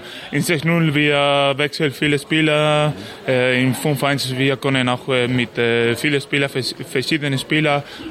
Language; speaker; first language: German; non-native, learner; Spanish